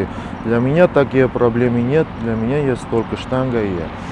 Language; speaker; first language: Russian; non-native, fluent; Armenian